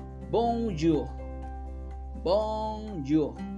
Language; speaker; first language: French; non-native, fluent; Spanish